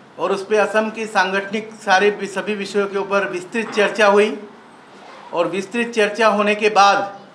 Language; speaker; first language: Hindi; non-native, local second language; Assamese